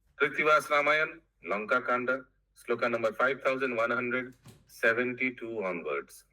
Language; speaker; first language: Hindi; non-native, local second language; Bangla